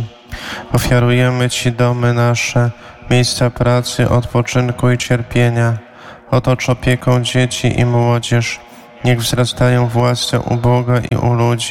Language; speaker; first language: Polish; native; Polish